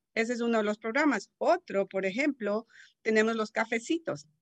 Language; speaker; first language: Spanish; native; Spanish